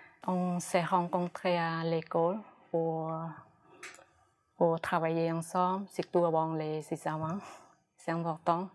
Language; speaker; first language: French; non-native, fluent; Khmer